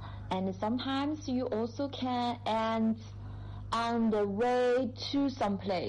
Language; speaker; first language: English; non-native, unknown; Chinese